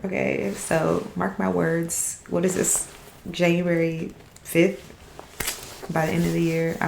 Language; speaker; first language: English; native; English